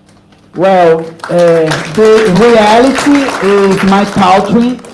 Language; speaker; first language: English; non-native, learner; Portuguese